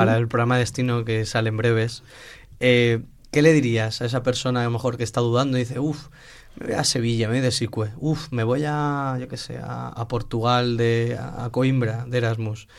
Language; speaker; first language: Spanish; native; Spanish